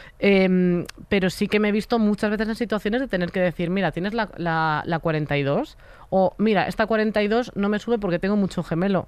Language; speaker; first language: Spanish; native; Spanish